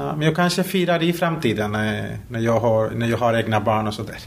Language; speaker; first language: Swedish; non-native, fluent; Spanish